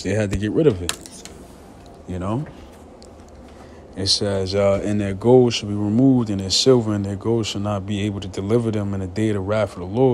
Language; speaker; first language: English; native; English